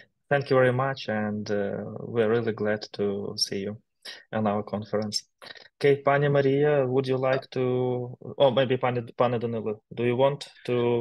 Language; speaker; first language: English; non-native, learner; Ukrainian